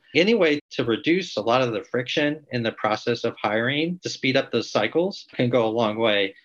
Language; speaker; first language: English; native; English